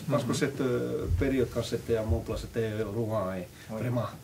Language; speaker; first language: French; non-native, learner; Finnish